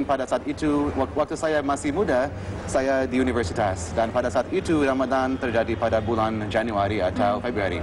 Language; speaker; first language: Indonesian; non-native, fluent; English